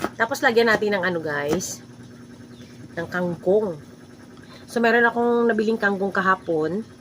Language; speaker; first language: Filipino; native; Filipino